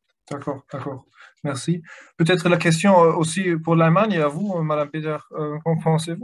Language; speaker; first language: French; non-native, fluent; German